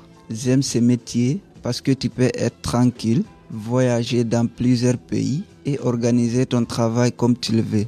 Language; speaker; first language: French; non-native, learner; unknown